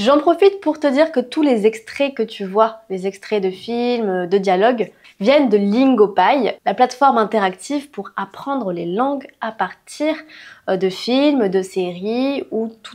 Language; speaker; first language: French; native; French